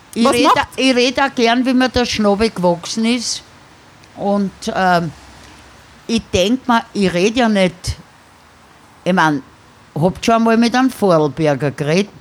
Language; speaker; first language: German; native; German